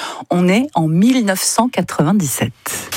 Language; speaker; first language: French; native; French